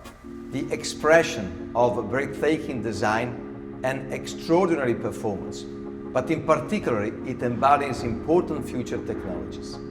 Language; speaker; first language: English; non-native, fluent; Italian